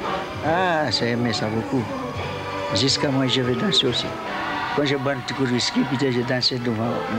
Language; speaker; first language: French; non-native, local second language; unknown